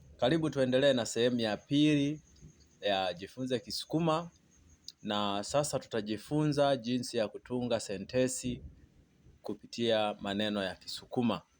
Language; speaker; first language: Swahili; non-native, local second language; Sukuma